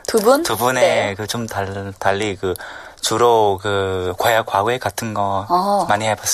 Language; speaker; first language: Korean; non-native, learner; Vietnamese